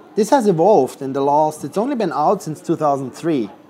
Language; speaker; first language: English; non-native, fluent; Swiss German